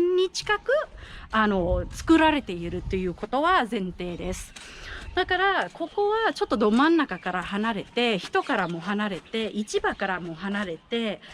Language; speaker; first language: Japanese; non-native, fluent; Thai